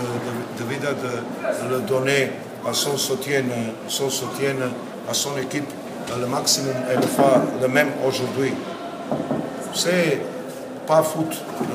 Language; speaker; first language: French; non-native, learner; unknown